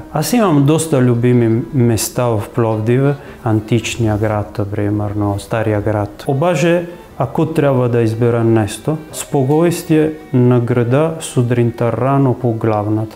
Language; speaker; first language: Bulgarian; non-native, fluent; Italian